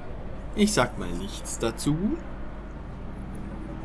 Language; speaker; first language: German; native; German